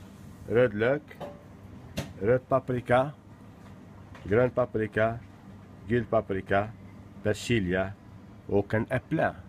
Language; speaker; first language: Swedish; non-native, learner; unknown